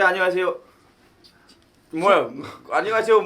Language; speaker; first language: Korean; non-native, learner; Vietnamese